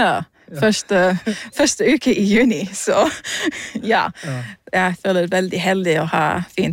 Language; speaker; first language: Norwegian; non-native, fluent; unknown